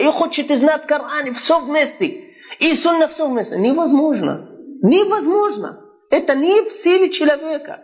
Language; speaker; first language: Russian; non-native, fluent; Arabic